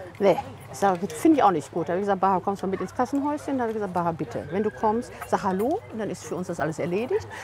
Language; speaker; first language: German; native; German